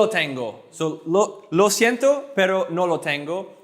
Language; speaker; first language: Spanish; non-native, fluent; English